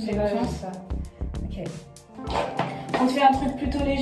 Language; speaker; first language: French; native; French